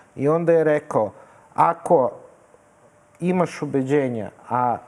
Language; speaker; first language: Serbian; non-native, fluent; Russian